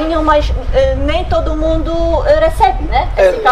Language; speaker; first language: Portuguese; non-native, learner; Polish